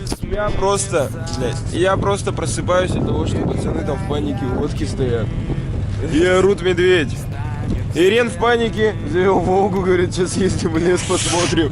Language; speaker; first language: Russian; native; Russian